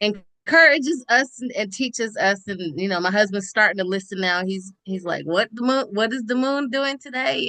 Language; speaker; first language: English; native; English